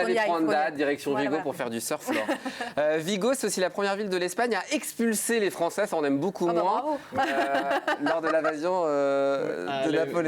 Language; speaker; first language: French; native; French